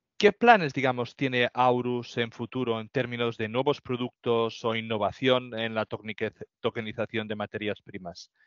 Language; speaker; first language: Spanish; native; Spanish